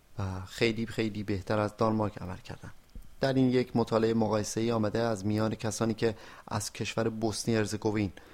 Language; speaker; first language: Persian; native; Persian